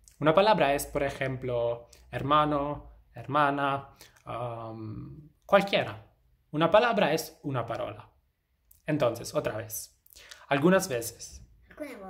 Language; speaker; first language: Spanish; non-native, fluent; Italian